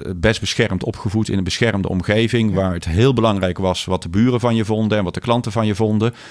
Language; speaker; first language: Dutch; native; Dutch